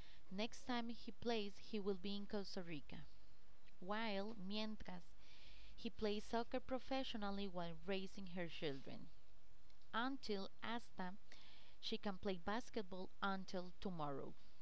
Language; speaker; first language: English; non-native, fluent; Spanish